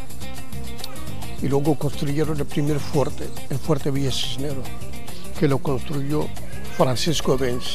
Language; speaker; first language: Spanish; non-native, local second language; Arabic